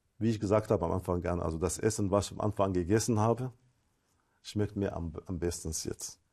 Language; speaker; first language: German; non-native, learner; Arabic